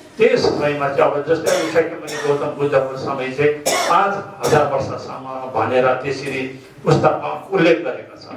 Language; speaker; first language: Nepali; non-native, local second language; Sherpa